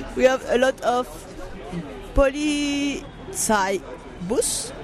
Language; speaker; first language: English; non-native, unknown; French